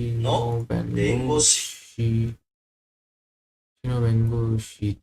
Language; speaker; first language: Japanese; non-native, learner; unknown